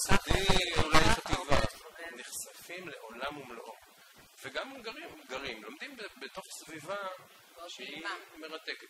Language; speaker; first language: Hebrew; native; Hebrew